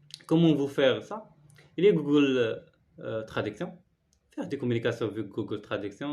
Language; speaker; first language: French; non-native, learner; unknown